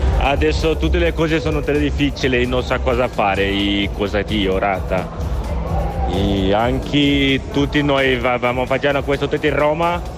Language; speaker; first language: Italian; non-native, learner; Portuguese